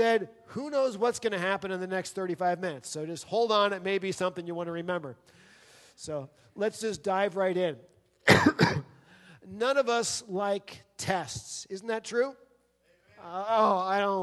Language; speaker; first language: English; native; English